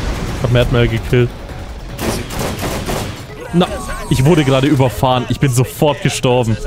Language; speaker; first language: German; native; German